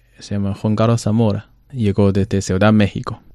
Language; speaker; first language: Spanish; non-native, learner; Chinese